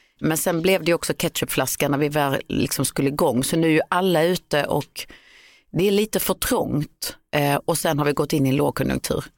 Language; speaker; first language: Swedish; native; Swedish